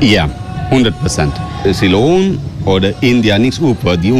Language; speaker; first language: German; non-native, learner; Sinhala